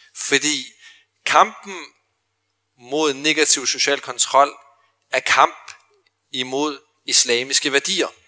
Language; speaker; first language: Danish; early bilingual, other home language; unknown